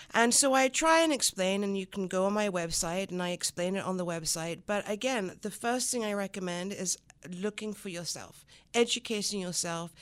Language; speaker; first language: English; non-native, fluent; French